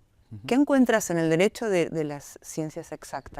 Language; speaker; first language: Spanish; native; Spanish